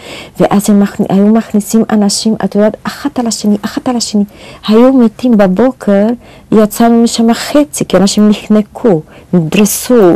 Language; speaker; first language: Hebrew; non-native, fluent; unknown